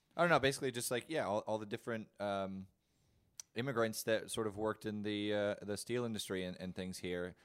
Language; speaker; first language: English; native; English